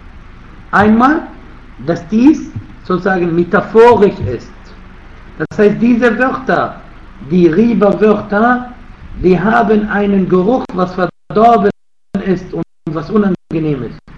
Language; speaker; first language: German; non-native, fluent; Arabic